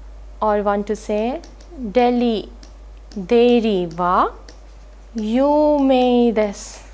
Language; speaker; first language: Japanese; non-native, fluent; Hindi